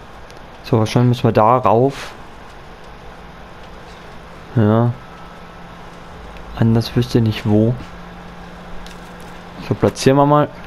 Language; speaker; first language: German; native; German